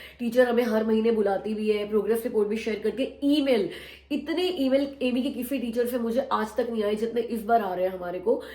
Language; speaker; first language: Hindi; native; Hindi